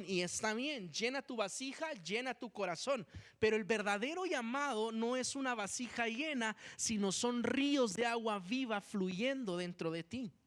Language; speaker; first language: Spanish; native; Spanish